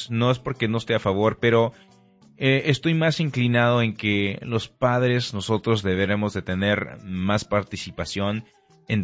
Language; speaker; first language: Spanish; early bilingual, heritage; Spanish